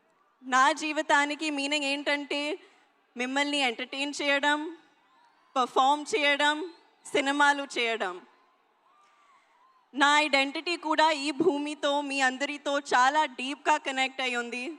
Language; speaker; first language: Telugu; non-native, learner; Hindi